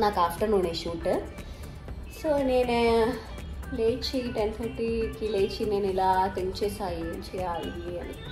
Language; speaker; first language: Telugu; non-native, local second language; Malayalam